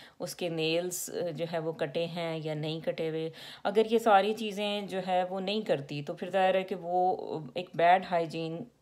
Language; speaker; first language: Urdu; native; Urdu